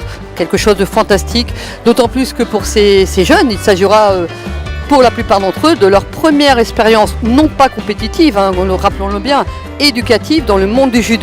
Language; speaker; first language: French; native; French